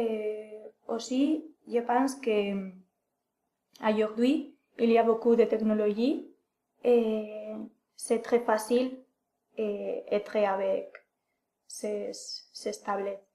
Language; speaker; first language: French; non-native, learner; Spanish